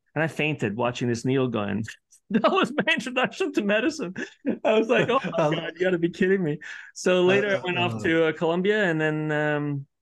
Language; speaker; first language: English; early bilingual, other home language; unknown